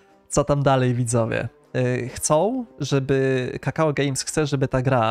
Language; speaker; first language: Polish; native; Polish